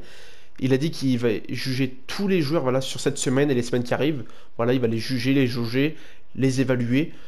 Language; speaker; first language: French; native; French